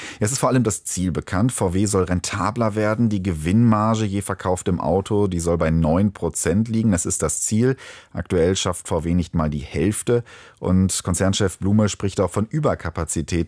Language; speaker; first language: German; native; German